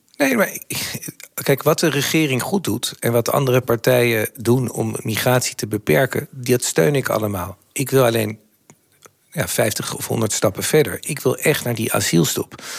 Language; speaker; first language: Dutch; native; Dutch